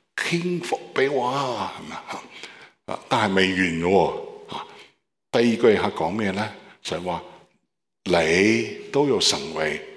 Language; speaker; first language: Cantonese; non-native, learner; Chinese